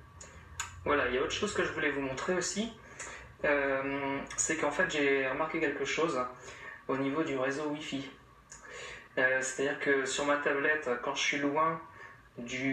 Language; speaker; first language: French; native; French